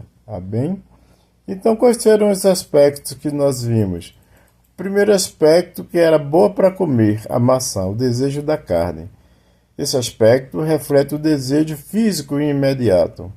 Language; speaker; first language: Portuguese; native; Portuguese